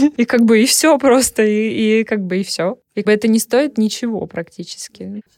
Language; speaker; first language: Russian; native; Russian